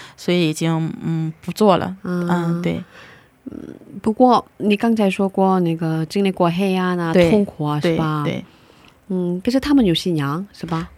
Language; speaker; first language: Chinese; native; Chinese